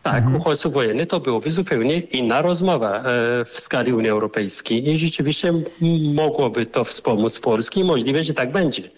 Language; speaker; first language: Polish; non-native, fluent; Arabic